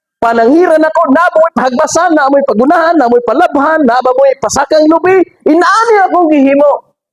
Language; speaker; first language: Cebuano; native; Cebuano